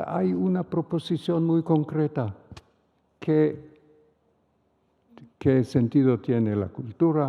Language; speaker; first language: Spanish; non-native, fluent; Hebrew